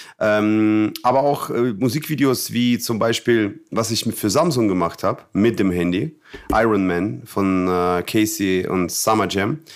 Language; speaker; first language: German; non-native, fluent; Russian